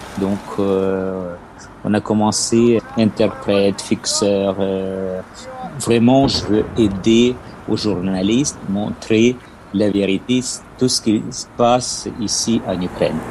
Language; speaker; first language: French; non-native, learner; Ukrainian